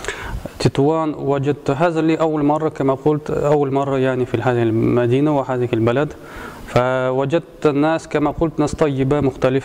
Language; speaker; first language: Arabic; non-native, fluent; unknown